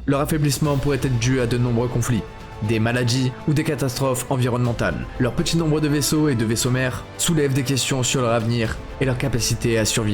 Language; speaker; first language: French; native; French